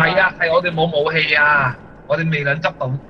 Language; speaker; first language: Chinese; native; Chinese